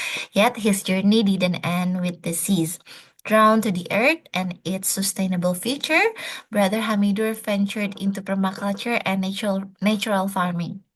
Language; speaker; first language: English; non-native, fluent; Indonesian